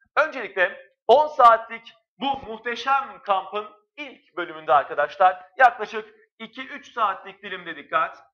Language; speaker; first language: Turkish; native; Turkish